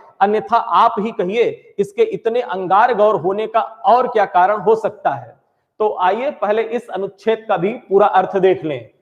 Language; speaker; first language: Hindi; native; Hindi